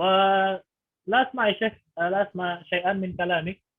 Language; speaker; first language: Arabic; non-native, fluent; Indonesian